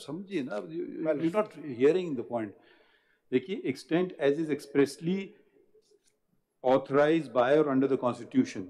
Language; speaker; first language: English; non-native, local second language; Urdu